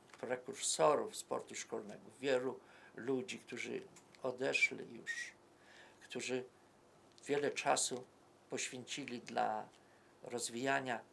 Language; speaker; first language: Polish; native; Polish